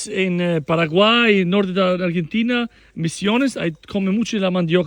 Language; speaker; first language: Spanish; non-native, learner; Albanian